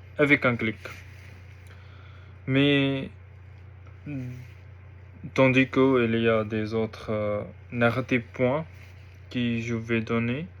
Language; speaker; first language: French; non-native, learner; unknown